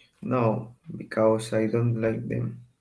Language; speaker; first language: English; non-native, learner; Spanish